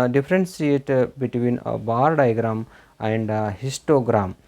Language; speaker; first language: English; non-native, local second language; Kannada